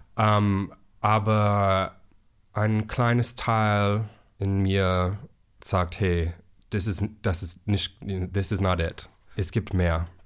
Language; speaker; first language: German; non-native, learner; English